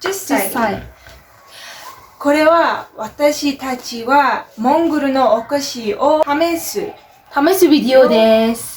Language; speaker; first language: Japanese; non-native, learner; Mongolian